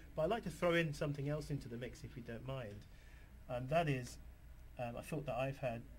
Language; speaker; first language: English; native; English